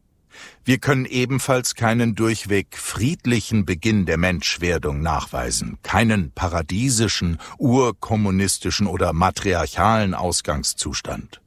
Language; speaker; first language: German; native; German